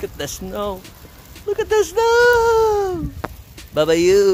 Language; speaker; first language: English; non-native, local second language; Filipino